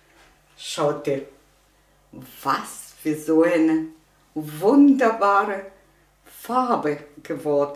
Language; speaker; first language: German; non-native, learner; Russian